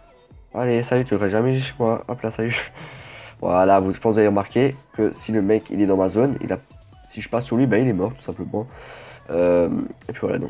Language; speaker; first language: French; native; French